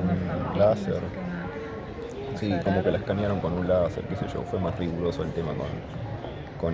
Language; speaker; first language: Spanish; native; Spanish